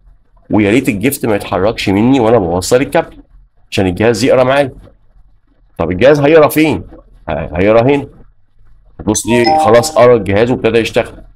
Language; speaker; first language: Arabic; native; Arabic